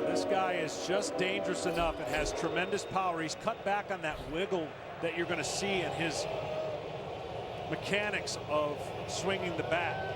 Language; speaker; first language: English; native; English